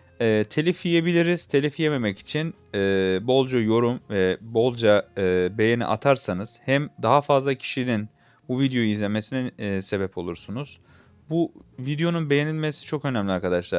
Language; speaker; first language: Turkish; native; Turkish